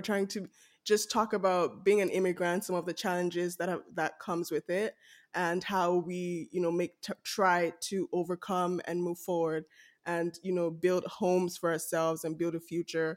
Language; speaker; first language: English; non-native, local second language; Yoruba